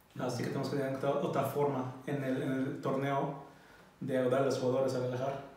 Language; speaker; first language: Spanish; non-native, learner; German